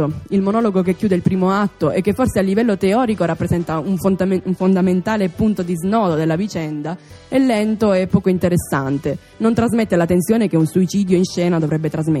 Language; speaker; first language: Italian; native; Italian